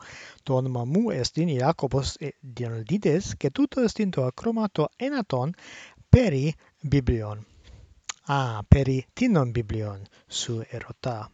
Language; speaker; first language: Greek; non-native, learner; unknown